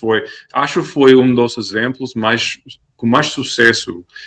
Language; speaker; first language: Portuguese; non-native, fluent; English